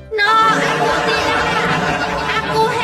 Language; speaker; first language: Indonesian; non-native, learner; Vietnamese